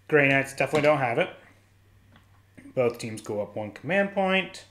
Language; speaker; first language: English; native; English